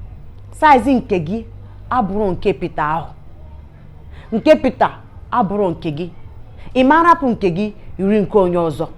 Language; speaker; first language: Igbo; native; Igbo